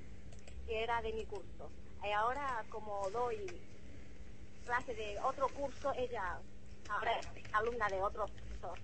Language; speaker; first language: Spanish; non-native, fluent; Chinese